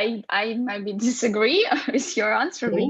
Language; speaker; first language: English; non-native, fluent; Russian